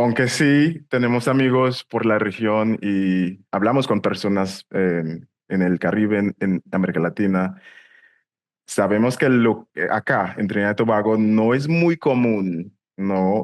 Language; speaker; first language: Spanish; non-native, fluent; English